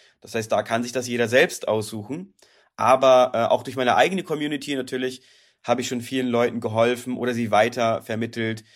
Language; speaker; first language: German; native; German